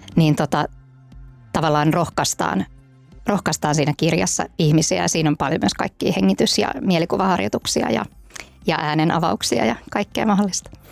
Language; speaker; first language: Finnish; native; Finnish